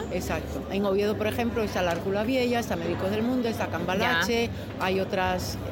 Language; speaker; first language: Spanish; native; Spanish